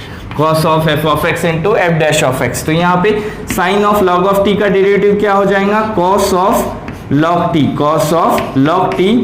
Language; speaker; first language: Hindi; native; Hindi